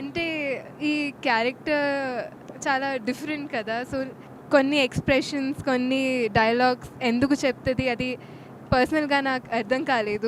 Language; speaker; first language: Telugu; non-native, fluent; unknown